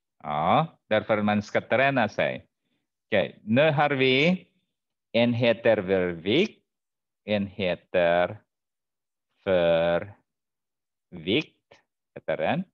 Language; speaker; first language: Swedish; non-native, fluent; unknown